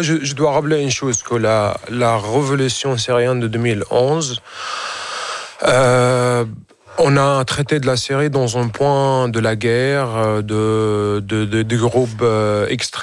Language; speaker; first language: French; non-native, fluent; Arabic